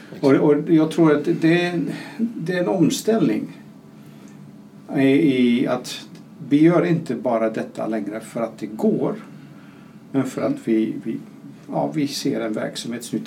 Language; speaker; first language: Swedish; non-native, fluent; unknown